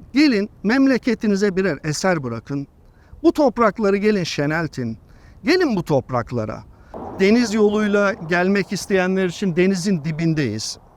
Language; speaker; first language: Turkish; native; Turkish